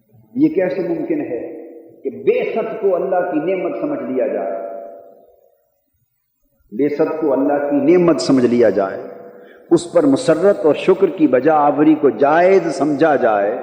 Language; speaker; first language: Urdu; native; Urdu